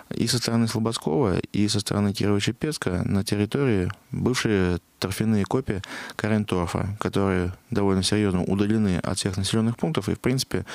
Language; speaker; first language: Russian; native; Russian